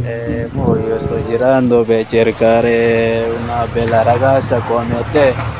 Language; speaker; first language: Italian; non-native, learner; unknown